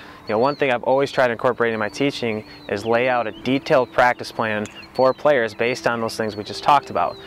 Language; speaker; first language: English; native; English